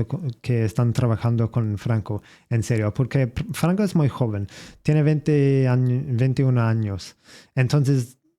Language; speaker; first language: Spanish; non-native, learner; English